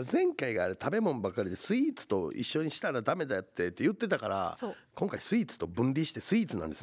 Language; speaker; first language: Japanese; native; Japanese